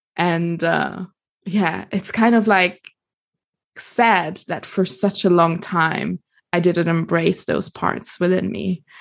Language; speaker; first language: English; non-native, fluent; Italian